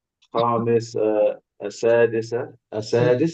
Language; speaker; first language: Arabic; non-native, learner; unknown